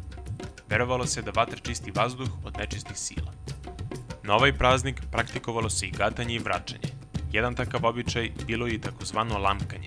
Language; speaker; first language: Serbian; native; Serbian